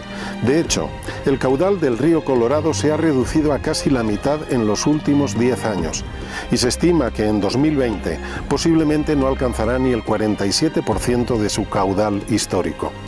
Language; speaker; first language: Spanish; native; Spanish